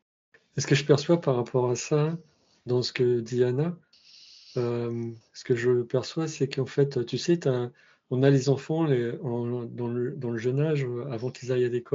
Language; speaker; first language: French; native; French